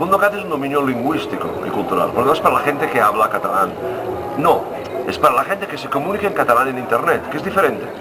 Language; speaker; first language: Spanish; non-native, local second language; Catalan